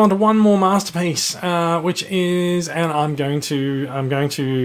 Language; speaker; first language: English; native; English